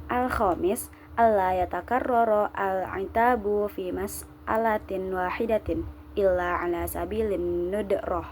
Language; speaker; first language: Arabic; non-native, learner; Indonesian